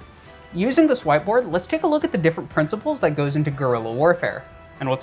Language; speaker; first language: English; native; English